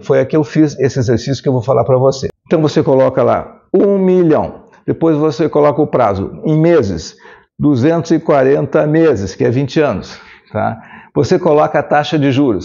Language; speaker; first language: Portuguese; native; Portuguese